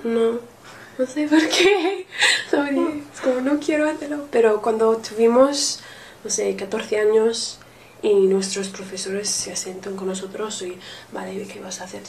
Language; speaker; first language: Spanish; non-native, learner; English